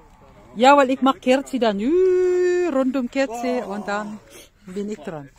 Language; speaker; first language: German; non-native, learner; Filipino